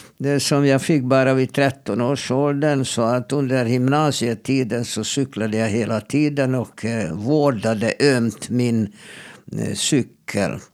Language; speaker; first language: Swedish; non-native, fluent; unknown